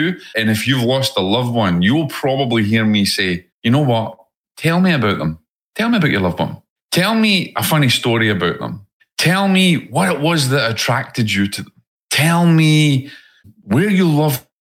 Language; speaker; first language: English; native; English